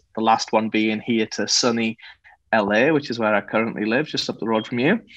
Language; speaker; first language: English; native; English